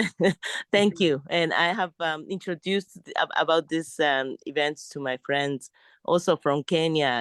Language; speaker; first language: English; non-native, fluent; Japanese